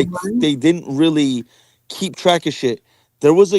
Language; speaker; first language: English; native; English